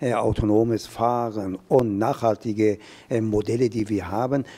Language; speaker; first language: German; non-native, fluent; Persian